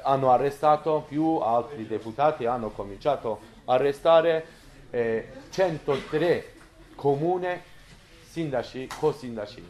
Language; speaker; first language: Italian; non-native, learner; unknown